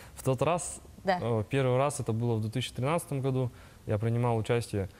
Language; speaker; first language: Russian; native; Russian